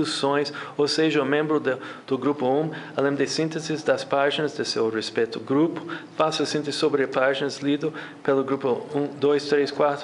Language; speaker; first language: Portuguese; non-native, fluent; English